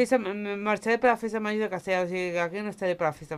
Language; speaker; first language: Catalan; non-native, local second language; Spanish